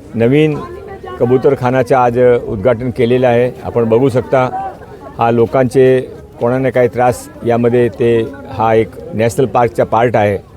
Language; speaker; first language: Marathi; non-native, local second language; Hindi